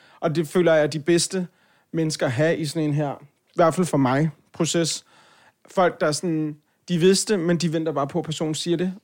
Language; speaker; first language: Danish; native; Danish